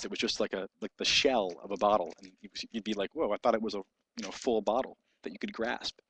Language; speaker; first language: English; native; English